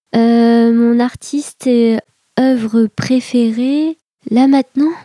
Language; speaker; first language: French; native; French